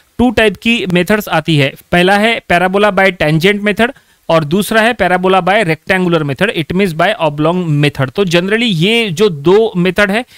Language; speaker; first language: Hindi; non-native, local second language; Marathi